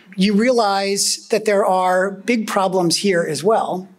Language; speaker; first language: English; native; English